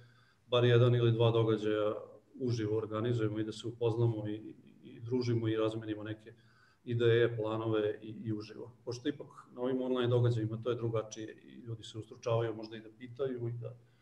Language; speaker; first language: Serbian; native; Serbian